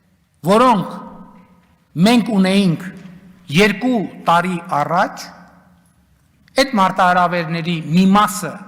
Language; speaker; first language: Armenian; native; Armenian